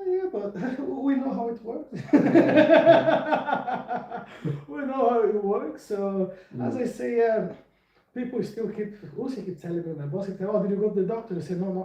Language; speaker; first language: English; non-native, fluent; Portuguese